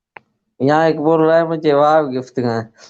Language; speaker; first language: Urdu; non-native, local second language; Saraiki